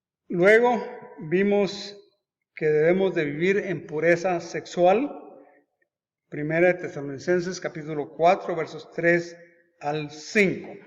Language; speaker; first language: Spanish; native; Spanish